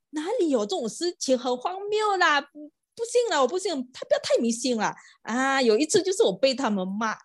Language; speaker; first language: Chinese; non-native, local second language; Malay